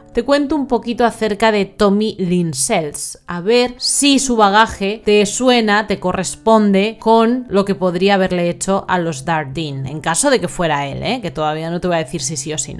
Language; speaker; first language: Spanish; native; Spanish